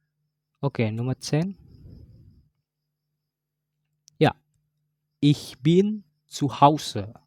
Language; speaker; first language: German; non-native, learner; Indonesian